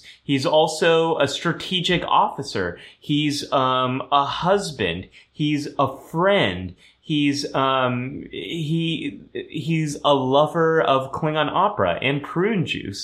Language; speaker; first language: English; early bilingual, other home language; German